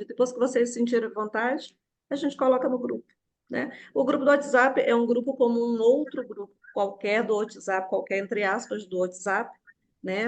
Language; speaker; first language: Portuguese; native; Portuguese